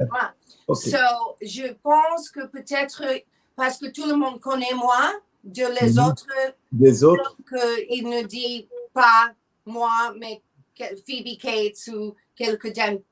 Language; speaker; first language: French; non-native, learner; English